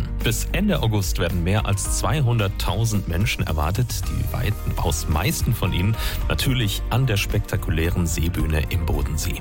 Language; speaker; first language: German; native; German